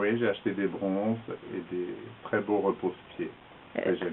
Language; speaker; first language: French; native; French